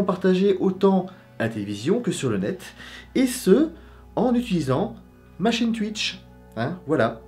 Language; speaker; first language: French; native; French